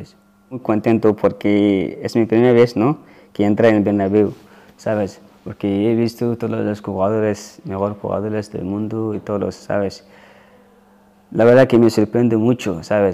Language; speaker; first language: Spanish; non-native, learner; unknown